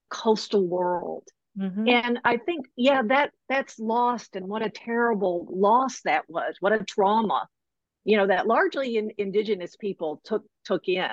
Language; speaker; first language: English; native; English